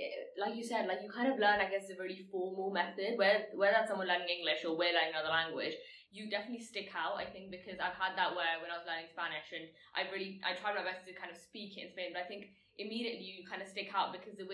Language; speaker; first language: English; non-native, local second language; Tamil